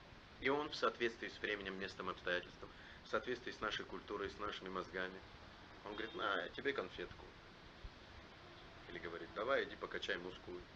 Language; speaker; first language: Russian; native; Russian